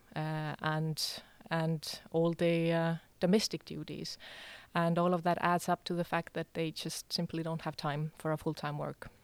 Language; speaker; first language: English; non-native, fluent; Estonian